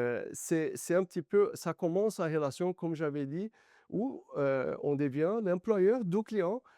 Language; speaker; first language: French; non-native, learner; Portuguese